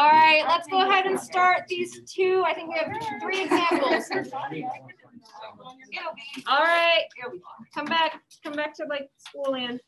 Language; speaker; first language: English; native; English